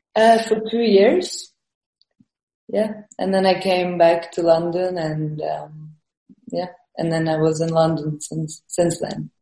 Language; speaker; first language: English; early bilingual, other home language; Estonian